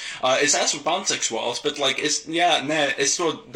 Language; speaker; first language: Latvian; non-native, local second language; English